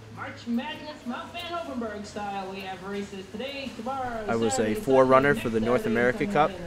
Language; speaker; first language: English; native; English